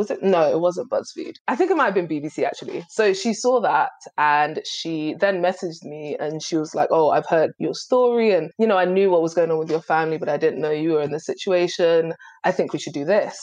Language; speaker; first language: English; native; English